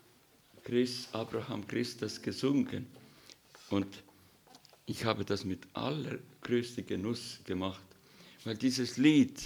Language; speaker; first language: German; non-native, learner; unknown